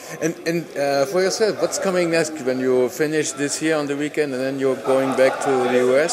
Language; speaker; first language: English; non-native, fluent; German